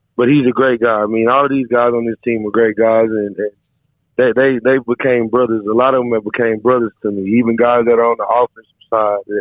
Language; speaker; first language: English; native; English